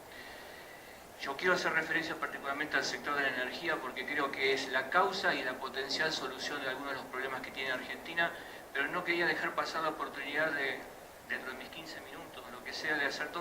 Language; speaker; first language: Spanish; native; Spanish